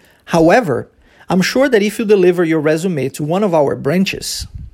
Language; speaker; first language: English; early bilingual, other home language; Portuguese